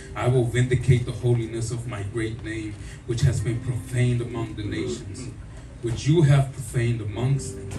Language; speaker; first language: English; early bilingual, other home language; Spanish